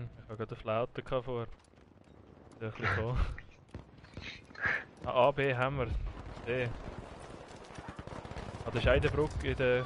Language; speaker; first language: German; native; German